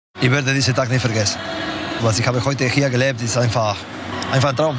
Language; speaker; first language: German; non-native, fluent; Spanish